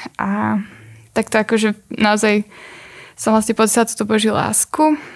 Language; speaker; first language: Slovak; native; Slovak